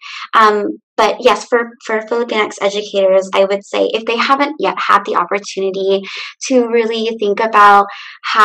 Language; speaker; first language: English; early bilingual, other home language; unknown